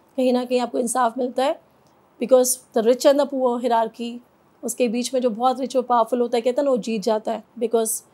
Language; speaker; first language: Hindi; native; Hindi